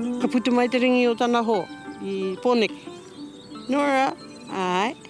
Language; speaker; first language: Māori; native; Māori